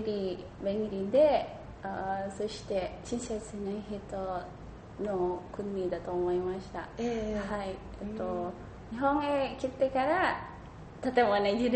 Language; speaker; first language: Japanese; non-native, learner; Indonesian